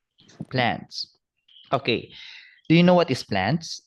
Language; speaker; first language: English; non-native, fluent; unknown